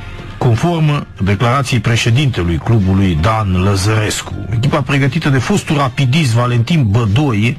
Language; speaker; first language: Romanian; native; Romanian